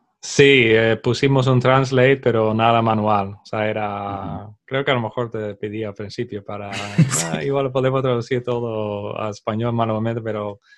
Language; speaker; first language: Spanish; non-native, fluent; Dutch